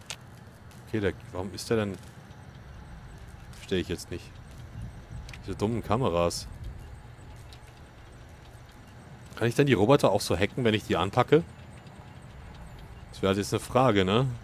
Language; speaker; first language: German; native; German